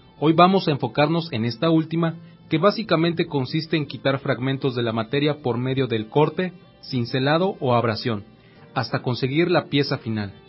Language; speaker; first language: Spanish; native; Spanish